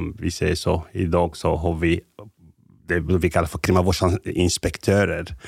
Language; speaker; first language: Swedish; non-native, fluent; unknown